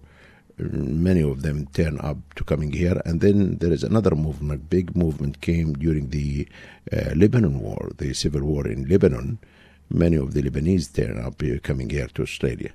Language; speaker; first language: English; non-native, fluent; Arabic